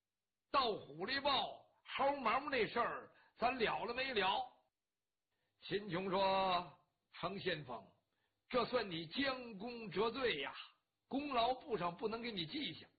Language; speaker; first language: Chinese; native; Chinese